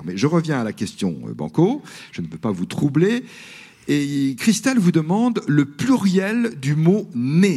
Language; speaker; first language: French; native; French